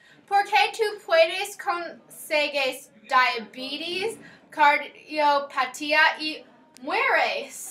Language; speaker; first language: Spanish; non-native, learner; English